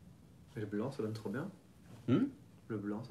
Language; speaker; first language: French; native; French